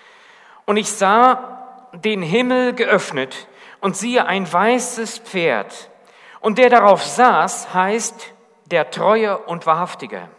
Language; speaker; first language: German; native; German